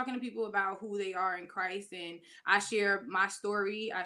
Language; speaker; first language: English; native; English